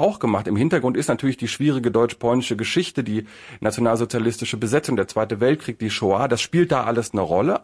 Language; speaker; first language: German; native; German